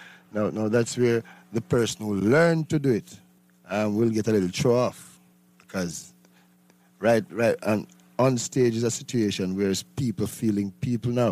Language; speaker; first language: English; non-native, local second language; Jamaican Creole English